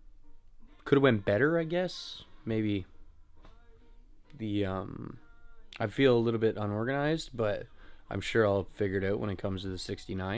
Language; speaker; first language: English; native; English